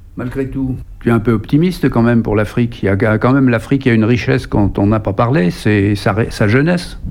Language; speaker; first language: French; native; French